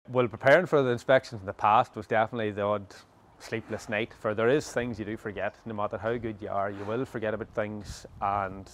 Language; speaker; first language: English; native; English